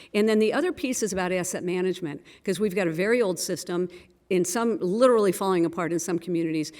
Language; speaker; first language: English; native; English